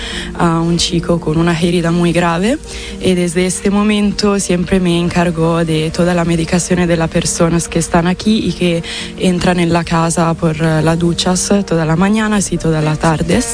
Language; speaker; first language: Spanish; non-native, fluent; Italian